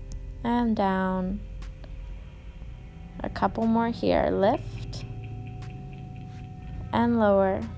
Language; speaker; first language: English; native; English